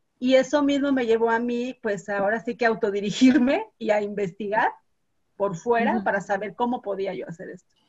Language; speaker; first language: Spanish; native; Spanish